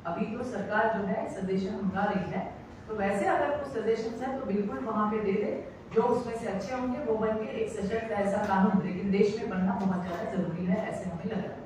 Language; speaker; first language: Hindi; non-native, local second language; Marathi